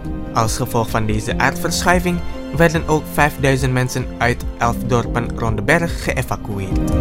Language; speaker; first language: Dutch; non-native, fluent; Indonesian